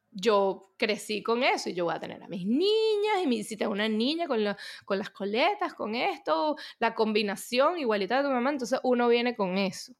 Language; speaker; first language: Spanish; native; Spanish